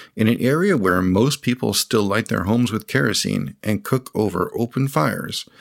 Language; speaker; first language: English; native; English